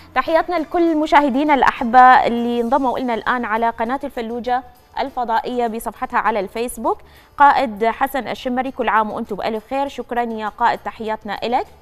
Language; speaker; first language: Arabic; native; Arabic